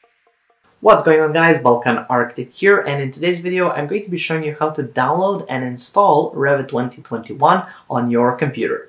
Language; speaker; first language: English; non-native, fluent; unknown